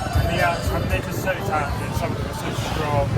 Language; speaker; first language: English; native; English